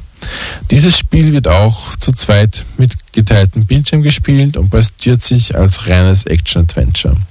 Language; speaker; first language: German; native; German